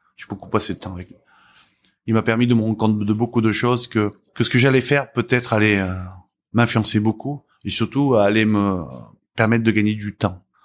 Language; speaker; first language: French; early bilingual, other home language; Korean